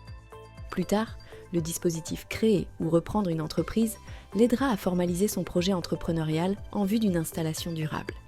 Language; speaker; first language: French; native; French